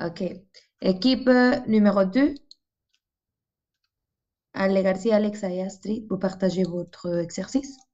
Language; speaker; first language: French; non-native, fluent; Spanish